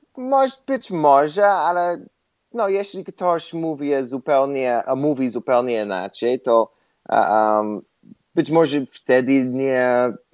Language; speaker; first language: Polish; non-native, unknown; English